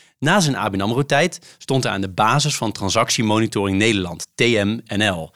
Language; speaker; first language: Dutch; native; Dutch